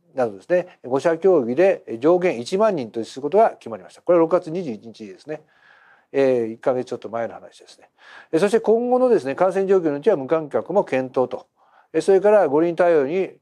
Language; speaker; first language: Japanese; native; Japanese